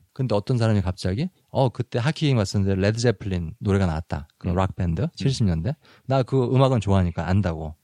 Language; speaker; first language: Korean; native; Korean